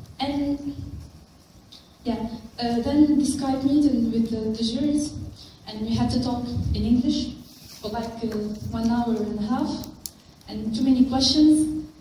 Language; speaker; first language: English; non-native, local second language; Arabic